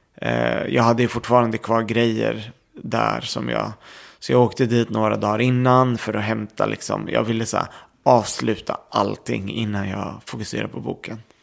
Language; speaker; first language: Swedish; early bilingual, other home language; Arabic